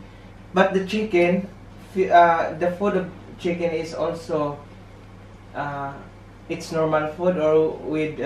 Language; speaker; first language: English; non-native, learner; Filipino